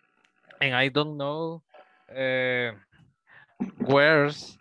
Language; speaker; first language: English; non-native, learner; Spanish